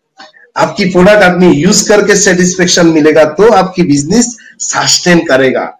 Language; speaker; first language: Hindi; non-native, fluent; Bangla